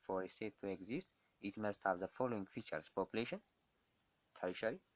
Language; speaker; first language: English; non-native, local second language; Amharic